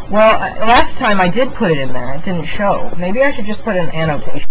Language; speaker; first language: English; native; English